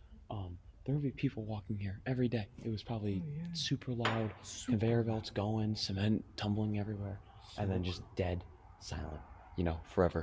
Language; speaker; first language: English; native; English